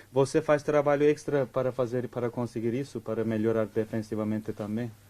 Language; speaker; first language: Portuguese; non-native, fluent; Turkish